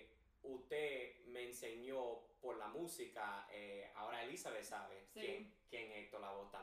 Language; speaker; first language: Spanish; early bilingual, heritage; English